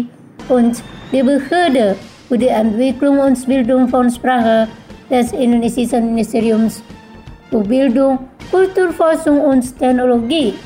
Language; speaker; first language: German; non-native, fluent; Indonesian